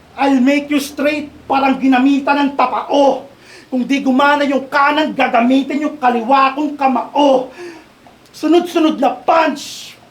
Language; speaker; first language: Filipino; native; Filipino